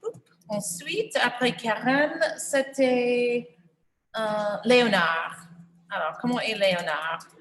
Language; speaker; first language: French; non-native, fluent; English